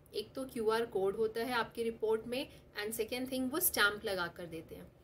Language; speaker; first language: Hindi; non-native, local second language; Telugu